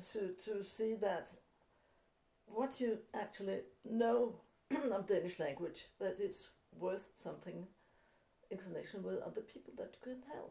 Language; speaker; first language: English; non-native, fluent; Danish